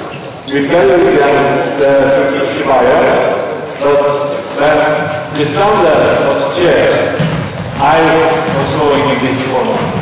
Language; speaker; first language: English; non-native, learner; Swedish